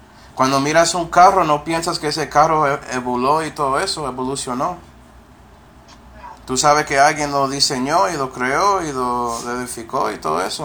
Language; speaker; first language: Spanish; non-native, fluent; English